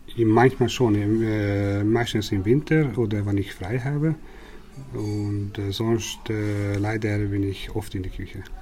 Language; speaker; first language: German; non-native, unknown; Hungarian